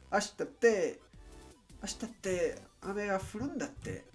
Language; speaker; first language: Japanese; non-native, learner; English